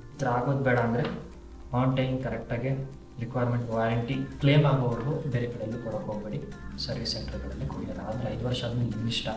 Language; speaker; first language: Kannada; native; Kannada